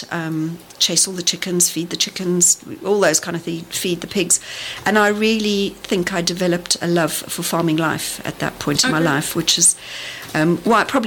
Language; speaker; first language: English; native; English